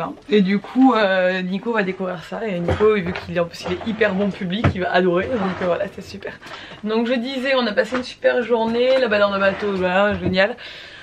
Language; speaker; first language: French; native; French